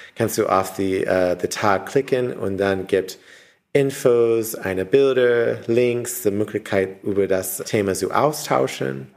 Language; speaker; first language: German; non-native, learner; English